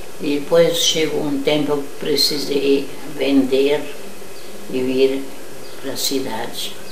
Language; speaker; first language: Portuguese; early bilingual, other home language; German